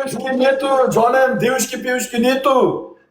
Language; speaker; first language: Russian; non-native, learner; Uzbek